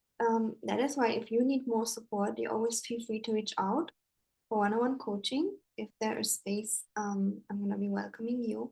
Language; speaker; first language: English; non-native, fluent; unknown